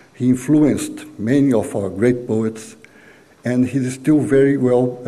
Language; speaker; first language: English; non-native, fluent; Portuguese